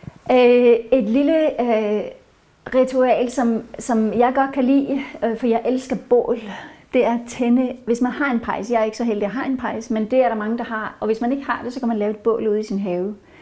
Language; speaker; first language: Danish; non-native, fluent; Norwegian